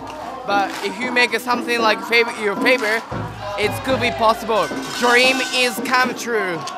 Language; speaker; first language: English; non-native, learner; Japanese